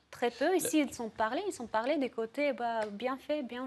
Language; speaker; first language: French; non-native, fluent; Russian